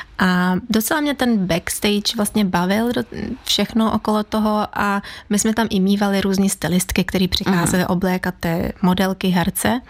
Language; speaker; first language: Czech; non-native, fluent; Ukrainian